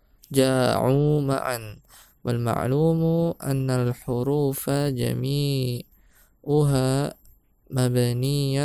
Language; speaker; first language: Arabic; non-native, fluent; Indonesian